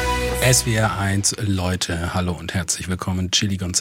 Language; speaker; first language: German; native; German